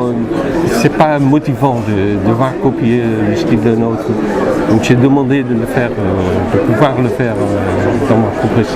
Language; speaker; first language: French; non-native, fluent; Dutch